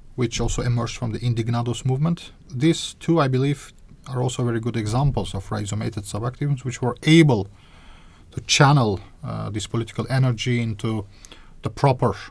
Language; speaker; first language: English; non-native, fluent; Azerbaijani